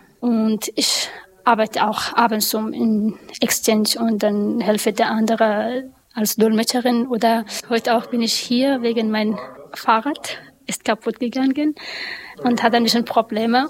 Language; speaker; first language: German; non-native, learner; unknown